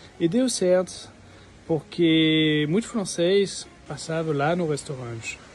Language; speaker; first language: Portuguese; non-native, fluent; French